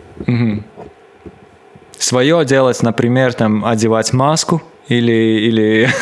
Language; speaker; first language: Russian; non-native, local second language; Latvian